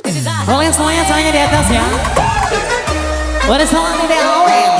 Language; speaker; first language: Indonesian; native; Indonesian